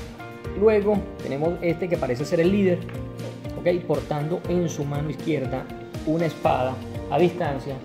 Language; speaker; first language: Spanish; native; Spanish